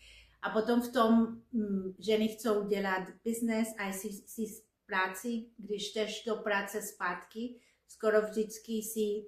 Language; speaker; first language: Czech; non-native, fluent; Spanish